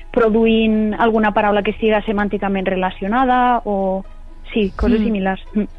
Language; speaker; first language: Catalan; native; Catalan